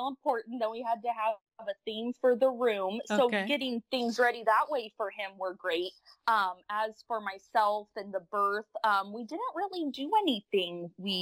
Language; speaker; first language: English; native; English